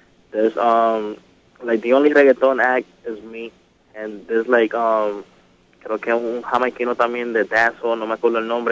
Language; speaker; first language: Spanish; early bilingual, heritage; Spanish